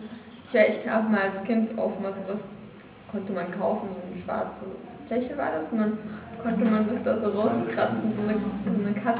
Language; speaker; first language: German; native; German